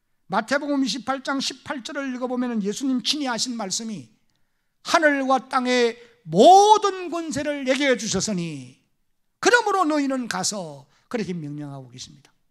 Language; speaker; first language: Korean; native; Korean